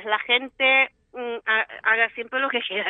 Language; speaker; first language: Spanish; non-native, fluent; Italian